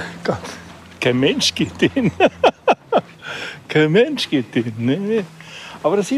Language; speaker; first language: German; native; German